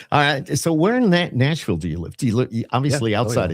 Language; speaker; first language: English; native; English